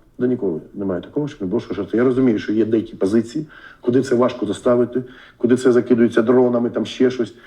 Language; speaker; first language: Ukrainian; non-native, local second language; Russian